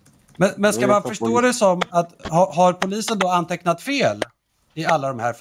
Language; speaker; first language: Swedish; native; Swedish